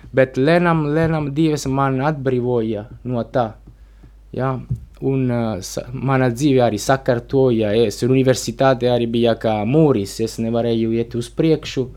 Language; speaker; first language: Latvian; non-native, learner; Italian